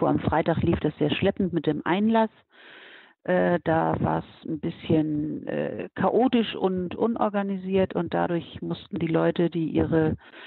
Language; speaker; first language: German; native; German